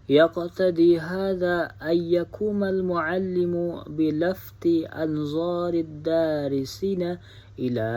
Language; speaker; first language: Arabic; non-native, learner; Indonesian